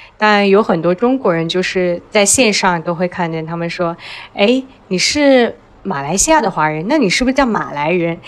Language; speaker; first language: Chinese; native; Chinese